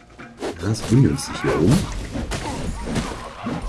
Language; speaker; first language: German; native; German